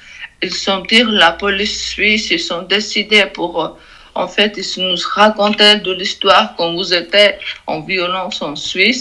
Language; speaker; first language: French; non-native, learner; Georgian